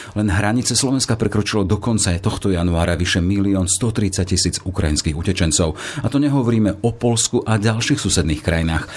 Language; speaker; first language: Slovak; native; Slovak